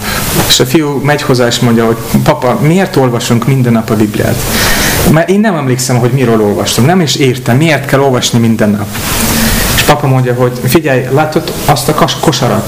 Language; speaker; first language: Hungarian; non-native, fluent; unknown